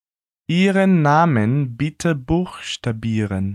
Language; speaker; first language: German; non-native, fluent; Portuguese